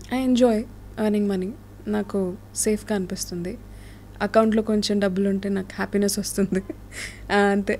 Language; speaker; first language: Telugu; native; Telugu